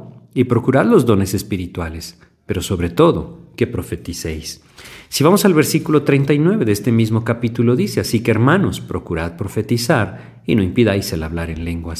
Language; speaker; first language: Spanish; native; Spanish